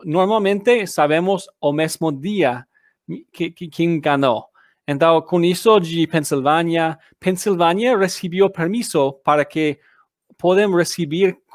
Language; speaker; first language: Portuguese; non-native, learner; English